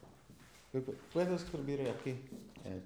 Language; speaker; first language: Spanish; non-native, fluent; English